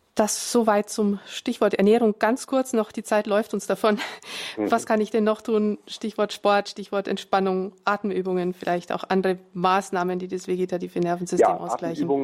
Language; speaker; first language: German; native; German